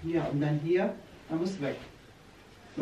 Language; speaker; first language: German; non-native, learner; Filipino